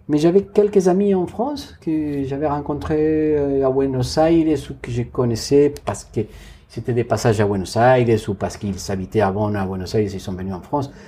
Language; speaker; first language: French; non-native, fluent; Spanish